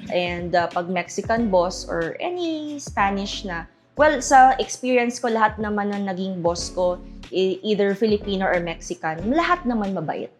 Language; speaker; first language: Filipino; native; Filipino